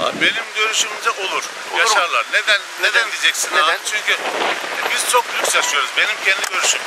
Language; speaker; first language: Turkish; native; Turkish